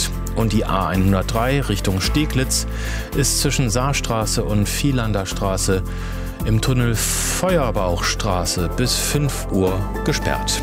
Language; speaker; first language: German; native; German